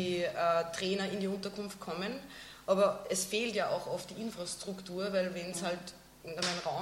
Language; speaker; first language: German; native; German